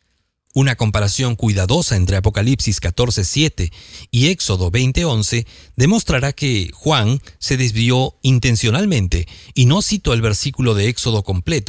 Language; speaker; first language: Spanish; native; Spanish